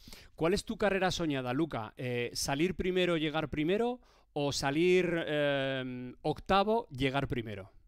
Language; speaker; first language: Spanish; native; Spanish